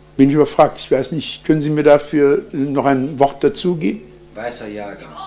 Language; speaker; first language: German; native; German